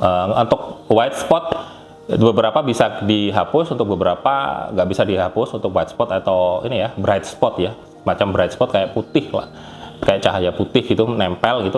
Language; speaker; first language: Indonesian; native; Indonesian